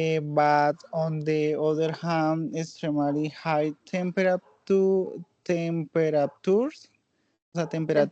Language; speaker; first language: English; non-native, learner; Spanish